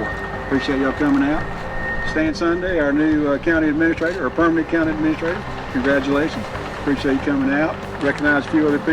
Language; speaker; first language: English; native; English